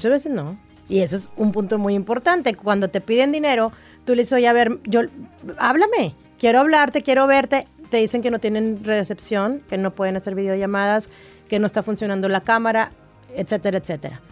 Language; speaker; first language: Spanish; native; Spanish